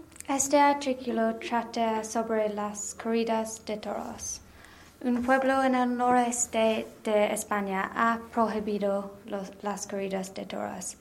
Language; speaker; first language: Spanish; non-native, learner; English